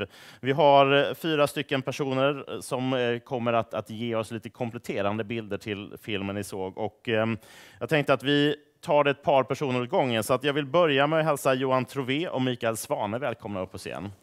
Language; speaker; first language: Swedish; native; Swedish